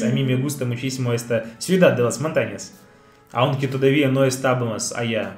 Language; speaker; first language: Spanish; non-native, learner; Russian